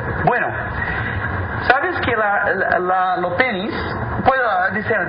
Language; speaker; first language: Spanish; non-native, fluent; Portuguese